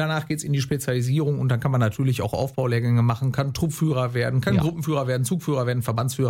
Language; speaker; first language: German; native; German